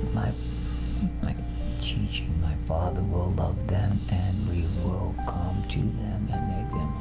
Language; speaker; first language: English; native; English